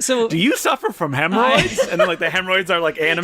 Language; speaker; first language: English; native; English